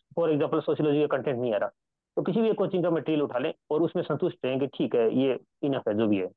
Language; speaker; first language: Hindi; native; Hindi